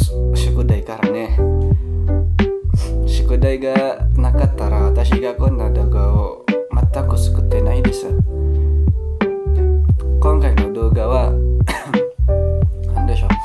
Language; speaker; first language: Japanese; non-native, learner; Indonesian